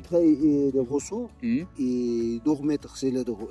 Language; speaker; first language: French; non-native, learner; Aymara